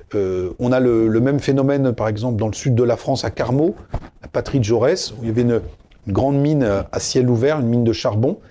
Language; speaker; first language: French; native; French